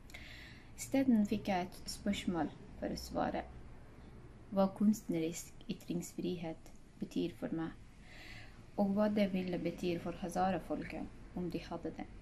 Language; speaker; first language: Norwegian; non-native, fluent; Hazaragi